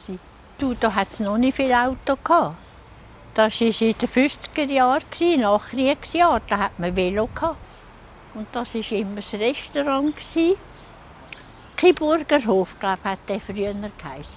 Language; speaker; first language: German; native; German